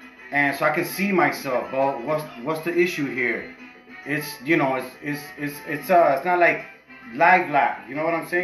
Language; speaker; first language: English; early bilingual, other home language; Spanish